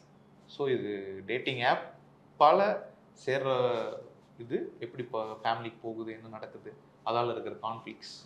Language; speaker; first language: Tamil; native; Tamil